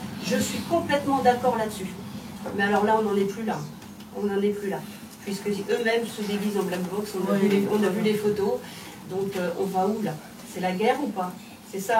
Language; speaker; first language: French; native; French